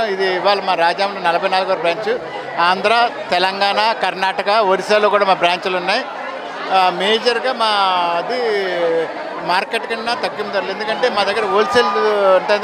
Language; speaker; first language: Telugu; native; Telugu